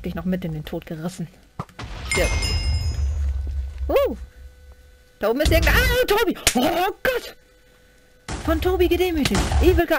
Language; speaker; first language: German; native; German